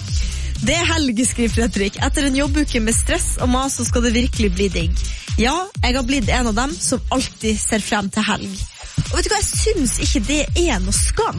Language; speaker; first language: Norwegian; native; Norwegian